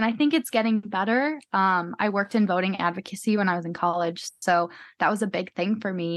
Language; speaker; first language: English; native; English